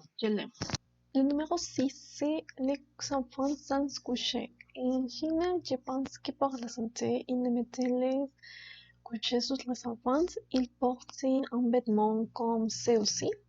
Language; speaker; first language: French; non-native, learner; Spanish